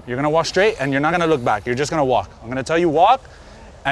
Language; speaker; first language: English; early bilingual, other home language; Spanish